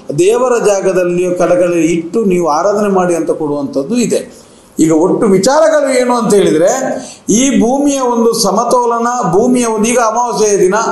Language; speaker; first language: Kannada; non-native, local second language; Tulu